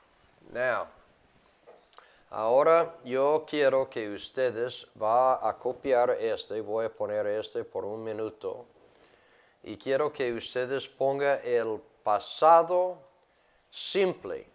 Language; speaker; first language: Spanish; non-native, fluent; English